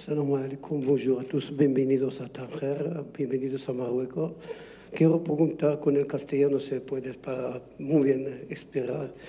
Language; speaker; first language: Spanish; non-native, learner; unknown